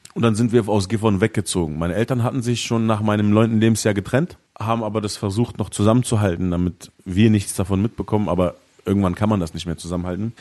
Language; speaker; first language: German; early bilingual, other home language; Arabic